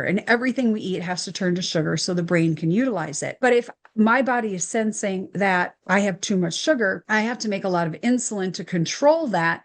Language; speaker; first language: English; native; English